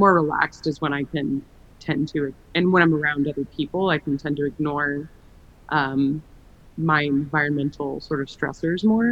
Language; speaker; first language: English; native; English